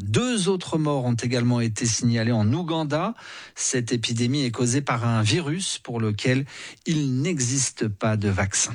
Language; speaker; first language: French; native; French